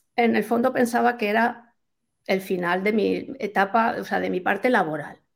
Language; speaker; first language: Spanish; native; Spanish